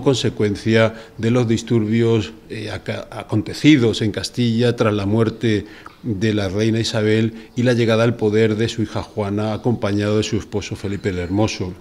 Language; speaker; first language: Spanish; native; Spanish